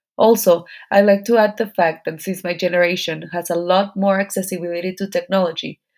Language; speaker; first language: English; non-native, fluent; Spanish